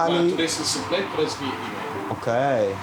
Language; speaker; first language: Polish; non-native, learner; Turkish